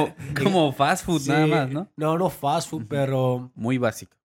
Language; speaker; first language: Spanish; non-native, fluent; Dutch